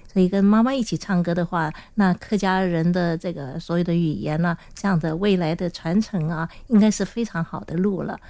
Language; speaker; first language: Chinese; non-native, local second language; Hakka Chinese